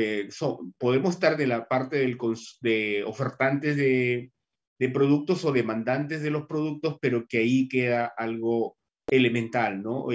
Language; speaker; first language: Spanish; native; Spanish